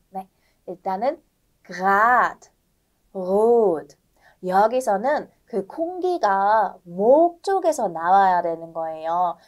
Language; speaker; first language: Korean; non-native, fluent; German